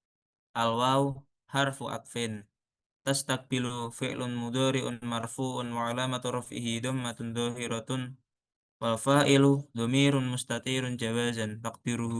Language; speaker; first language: Arabic; non-native, learner; Indonesian